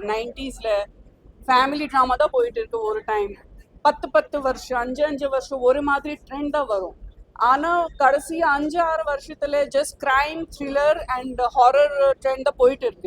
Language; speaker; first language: Tamil; non-native, fluent; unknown